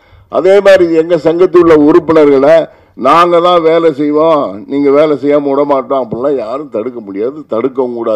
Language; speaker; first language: Tamil; native; Tamil